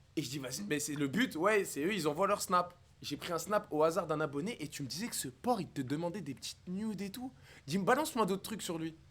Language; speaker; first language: French; native; French